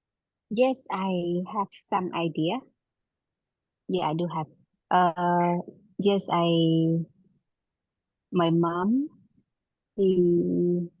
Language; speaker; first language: English; non-native, learner; Khmer